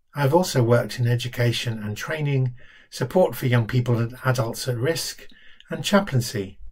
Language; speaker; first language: English; native; English